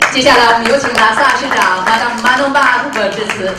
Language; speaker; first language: Chinese; native; Chinese